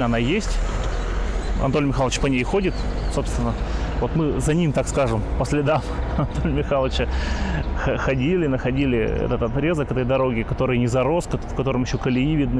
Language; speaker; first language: Russian; native; Russian